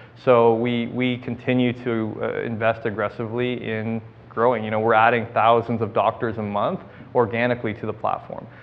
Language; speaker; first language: English; native; English